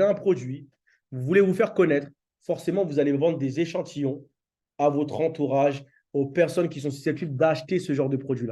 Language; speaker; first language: French; native; French